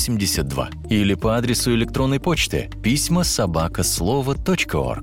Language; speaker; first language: Russian; native; Russian